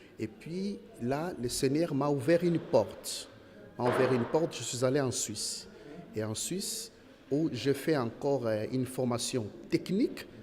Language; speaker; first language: French; non-native, local second language; Lingala